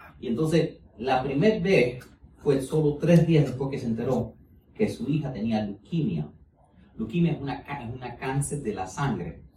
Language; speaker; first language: Spanish; early bilingual, heritage; Spanish